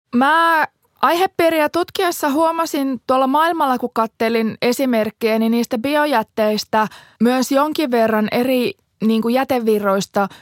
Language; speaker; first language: Finnish; native; Finnish